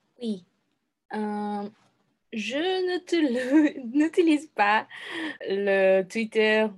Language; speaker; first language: French; non-native, learner; Spanish